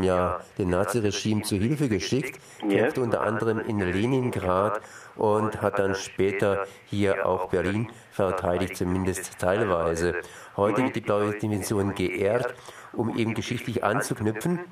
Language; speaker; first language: German; native; German